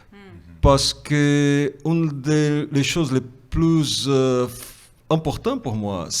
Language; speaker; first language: French; non-native, fluent; Portuguese